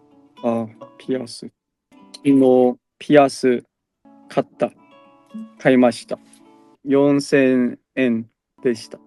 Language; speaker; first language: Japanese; non-native, learner; Korean